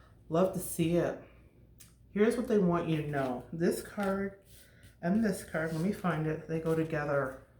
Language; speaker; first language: English; native; English